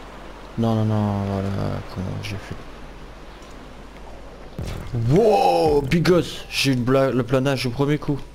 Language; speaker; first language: French; native; French